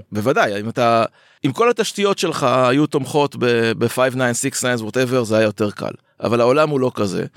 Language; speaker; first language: Hebrew; native; Hebrew